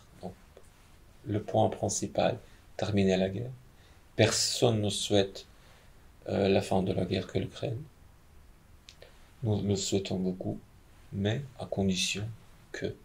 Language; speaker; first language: French; non-native, fluent; Ukrainian